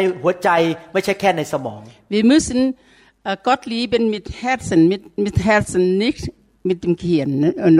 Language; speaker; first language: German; non-native, learner; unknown